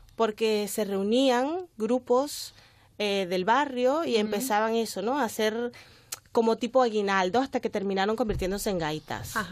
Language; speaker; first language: Spanish; native; Spanish